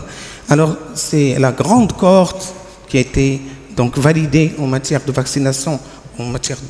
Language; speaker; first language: French; non-native, local second language; Arabic